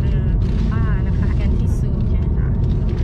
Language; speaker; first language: Thai; native; Thai